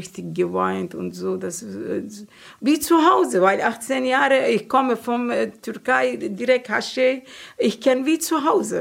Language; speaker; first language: German; non-native, learner; Turkish